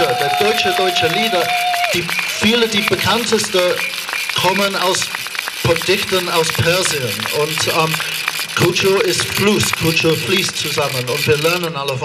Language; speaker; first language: German; non-native, fluent; English